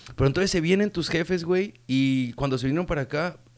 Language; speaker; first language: Spanish; native; Spanish